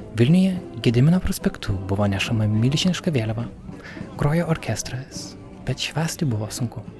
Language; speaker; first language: Lithuanian; native; Lithuanian